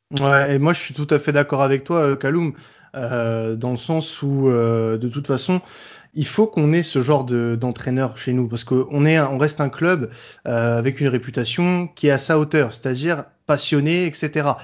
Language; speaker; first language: French; native; French